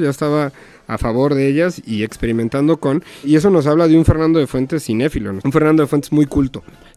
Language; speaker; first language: Spanish; native; Spanish